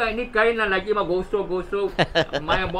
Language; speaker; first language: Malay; non-native, local second language; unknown